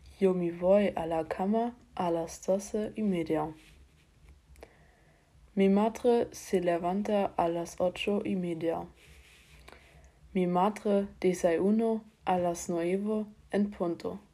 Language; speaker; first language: Spanish; non-native, learner; German